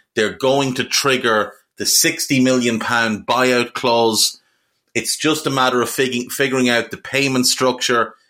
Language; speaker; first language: English; native; English